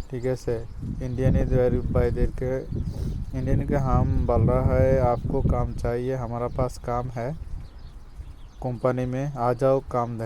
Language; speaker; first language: Hindi; non-native, learner; Bangla